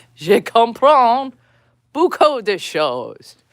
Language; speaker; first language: French; non-native, learner; English